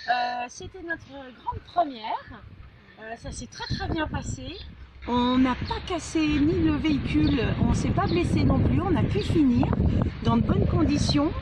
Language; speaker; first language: French; native; French